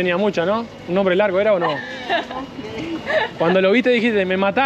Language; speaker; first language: Spanish; native; Spanish